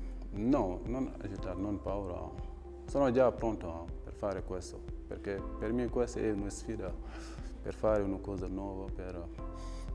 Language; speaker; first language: Italian; non-native, learner; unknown